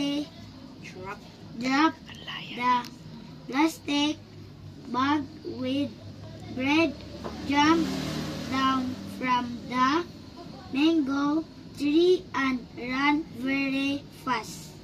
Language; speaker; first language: English; non-native, learner; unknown